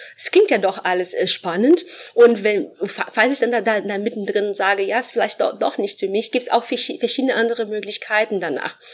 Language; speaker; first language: German; non-native, fluent; Portuguese